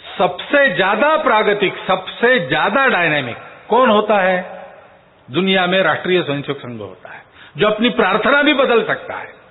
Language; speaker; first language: Hindi; non-native, local second language; Marathi